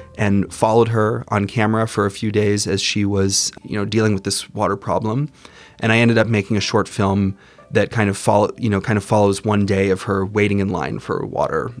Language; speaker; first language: English; native; English